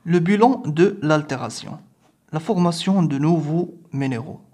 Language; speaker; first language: French; non-native, local second language; Arabic